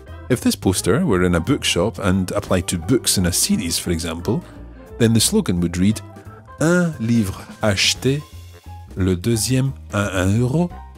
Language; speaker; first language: English; native; English